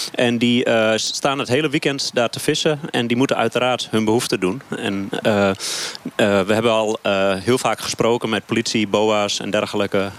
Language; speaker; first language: Dutch; native; Dutch